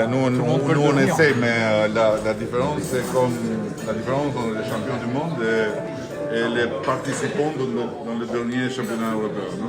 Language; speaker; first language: French; non-native, fluent; Albanian